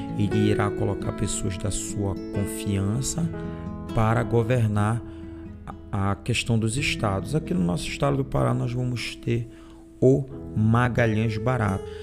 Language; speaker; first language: Portuguese; native; Portuguese